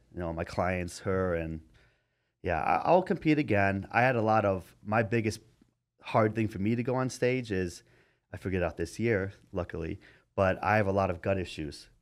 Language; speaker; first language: English; native; English